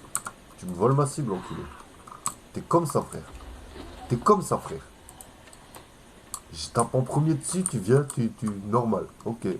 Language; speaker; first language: French; native; French